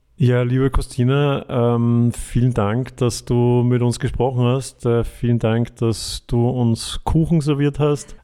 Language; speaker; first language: German; native; German